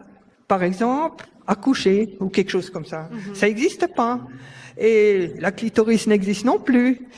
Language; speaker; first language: French; non-native, fluent; German